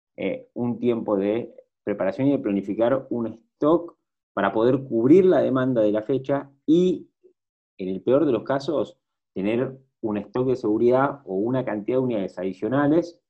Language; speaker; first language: Spanish; native; Spanish